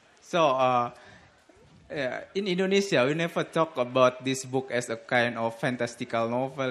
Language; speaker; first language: English; non-native, learner; Indonesian